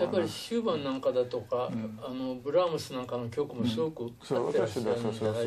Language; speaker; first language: Japanese; native; Japanese